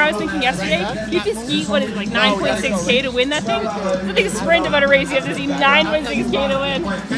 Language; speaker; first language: English; native; English